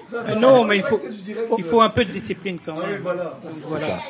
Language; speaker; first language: French; native; French